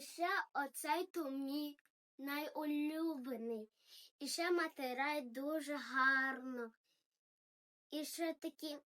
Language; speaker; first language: Ukrainian; early bilingual, heritage; Ukrainian